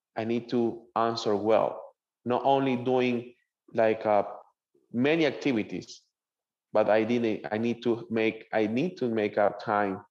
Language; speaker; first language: English; non-native, learner; Spanish